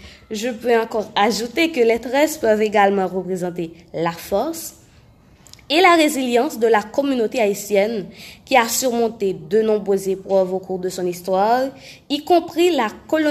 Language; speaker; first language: French; non-native, local second language; Haitian Creole